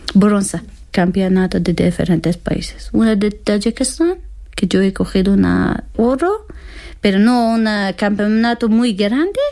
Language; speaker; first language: Spanish; non-native, learner; Persian